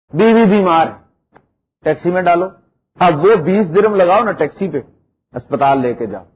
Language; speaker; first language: Urdu; non-native, local second language; Punjabi